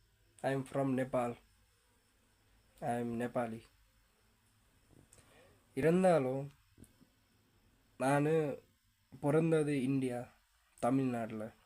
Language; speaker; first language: Tamil; non-native, fluent; Nepali